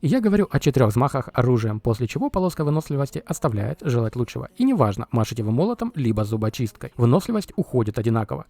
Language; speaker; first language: Russian; native; Russian